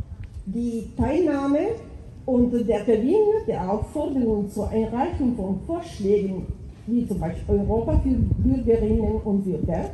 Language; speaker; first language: German; non-native, fluent; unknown